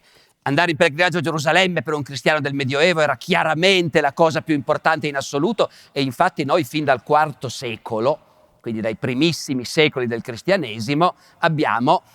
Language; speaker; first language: Italian; native; Italian